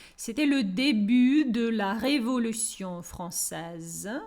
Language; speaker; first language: French; non-native, fluent; Ukrainian